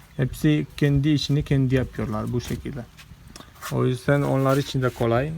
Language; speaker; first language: Turkish; non-native, fluent; Malayalam